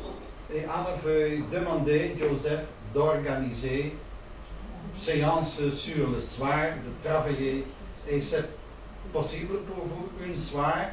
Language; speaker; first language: French; non-native, learner; Dutch